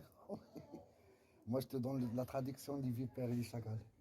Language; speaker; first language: French; non-native, learner; Arabic